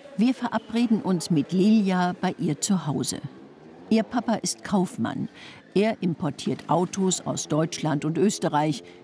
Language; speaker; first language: German; native; German